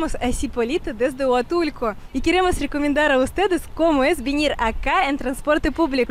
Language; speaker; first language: Spanish; non-native, fluent; Russian